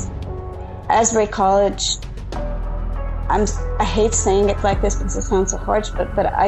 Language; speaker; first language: English; non-native, fluent; Hungarian